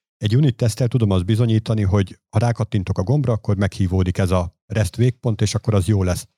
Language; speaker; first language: Hungarian; native; Hungarian